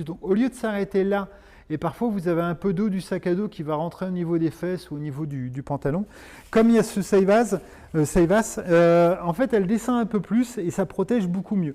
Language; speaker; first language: French; native; French